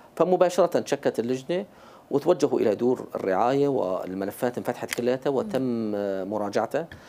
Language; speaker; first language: Arabic; native; Arabic